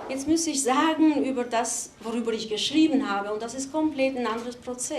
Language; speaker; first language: German; non-native, fluent; Albanian